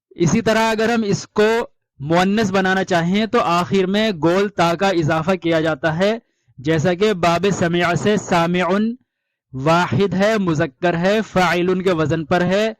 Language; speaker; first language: Urdu; native; Urdu